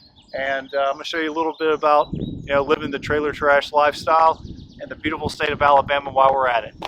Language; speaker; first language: English; native; English